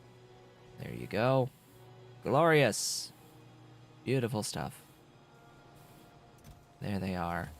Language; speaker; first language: English; native; English